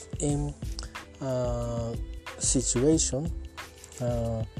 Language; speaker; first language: English; non-native, learner; Japanese